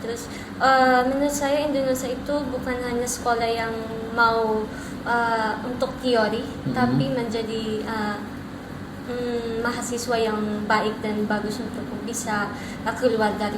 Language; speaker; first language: Indonesian; non-native, learner; Filipino